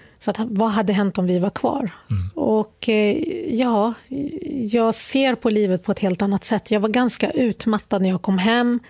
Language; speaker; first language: Swedish; early bilingual, other home language; Arabic